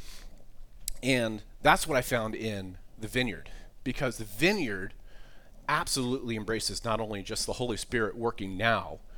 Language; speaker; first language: English; native; English